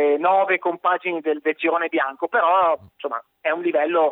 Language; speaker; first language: Italian; native; Italian